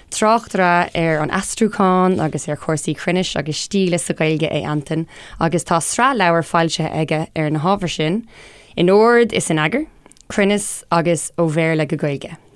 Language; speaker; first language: Irish; non-native, local second language; English